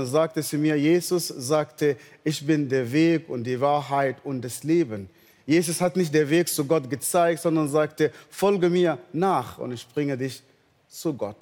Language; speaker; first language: German; non-native, fluent; Arabic